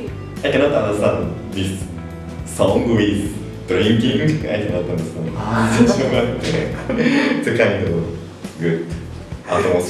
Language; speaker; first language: English; non-native, learner; Japanese